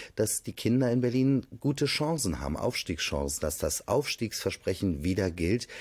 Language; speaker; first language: German; native; German